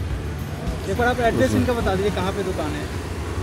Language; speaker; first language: Hindi; native; Hindi